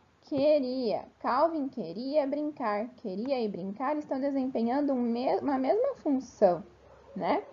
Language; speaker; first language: Portuguese; native; Portuguese